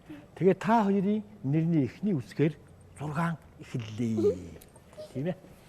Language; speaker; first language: Mongolian; native; Mongolian